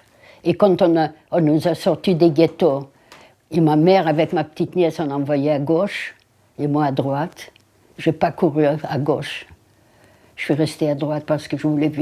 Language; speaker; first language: French; non-native, fluent; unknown